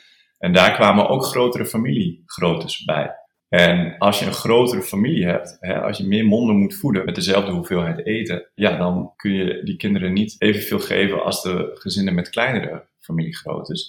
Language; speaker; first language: Dutch; native; Dutch